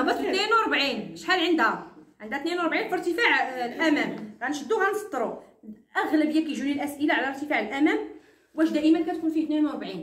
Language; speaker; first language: Arabic; native; Arabic